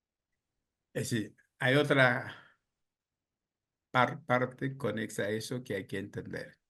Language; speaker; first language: Spanish; non-native, fluent; Haitian Creole